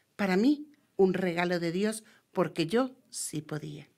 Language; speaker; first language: Spanish; native; Spanish